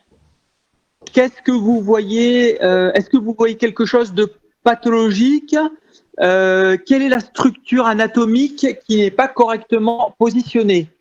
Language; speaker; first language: French; native; French